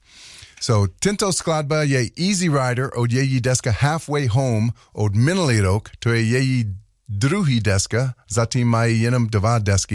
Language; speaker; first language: Czech; non-native, learner; English